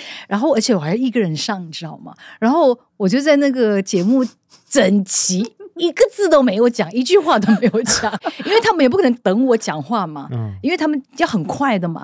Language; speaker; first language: Chinese; native; Chinese